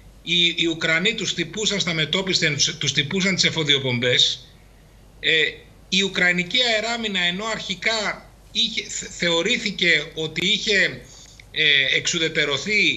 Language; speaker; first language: Greek; native; Greek